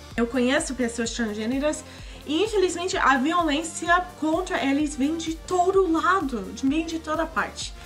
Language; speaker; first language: Portuguese; non-native, fluent; English